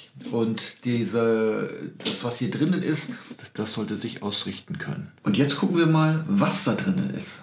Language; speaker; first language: German; native; German